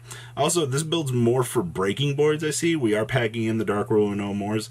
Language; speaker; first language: English; native; English